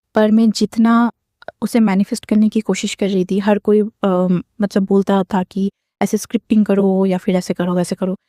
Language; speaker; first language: Hindi; non-native, local second language; Bangla